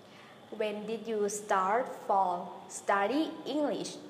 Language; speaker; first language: English; non-native, learner; Thai